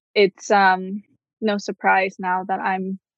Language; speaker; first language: English; native; English